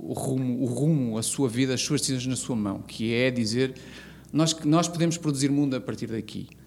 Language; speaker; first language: Portuguese; native; Portuguese